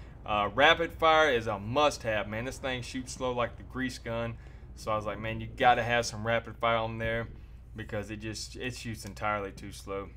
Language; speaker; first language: English; native; English